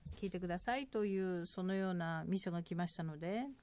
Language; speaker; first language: Japanese; non-native, fluent; Korean